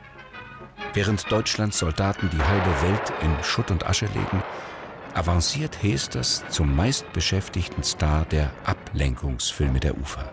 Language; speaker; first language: German; native; German